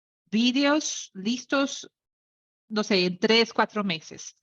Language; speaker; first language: Spanish; non-native, learner; Portuguese